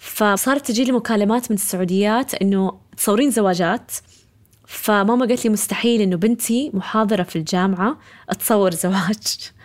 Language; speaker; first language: Arabic; early bilingual, heritage; Arabic